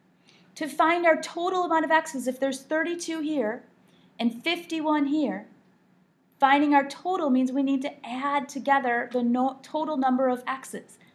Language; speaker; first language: English; native; English